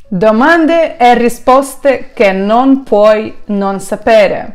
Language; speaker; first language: Italian; non-native, fluent; Ukrainian